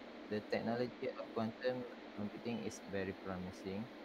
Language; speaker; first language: English; non-native, local second language; Malay